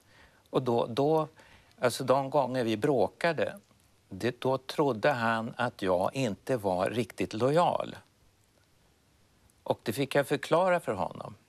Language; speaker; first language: Swedish; native; Swedish